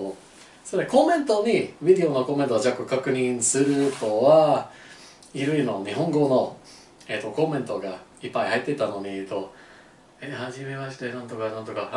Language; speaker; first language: Japanese; non-native, learner; English